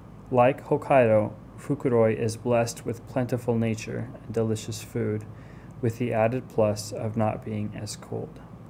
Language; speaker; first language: English; native; English